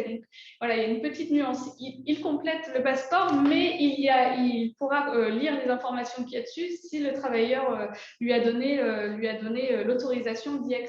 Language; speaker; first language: French; native; French